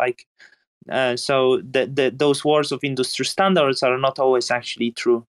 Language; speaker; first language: English; non-native, fluent; Polish